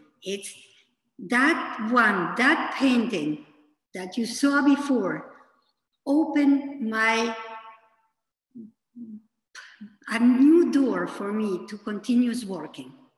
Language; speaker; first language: English; non-native, fluent; Spanish